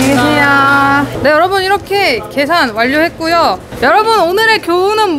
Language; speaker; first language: Korean; native; Korean